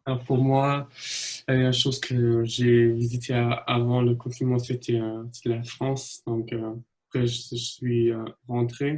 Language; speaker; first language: French; non-native, fluent; German